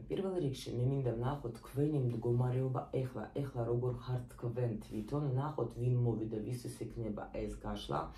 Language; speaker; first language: Georgian; non-native, local second language; Russian